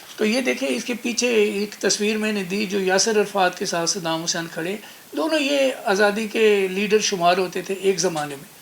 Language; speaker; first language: Urdu; non-native, local second language; Punjabi